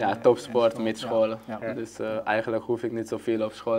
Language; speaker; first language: Dutch; non-native, learner; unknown